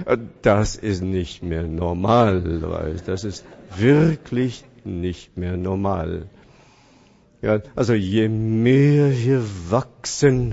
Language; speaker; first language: German; non-native, fluent; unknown